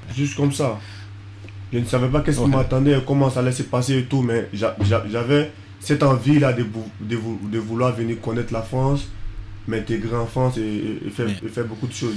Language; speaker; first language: French; non-native, local second language; Fula